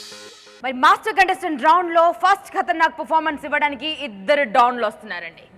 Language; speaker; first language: Telugu; native; Telugu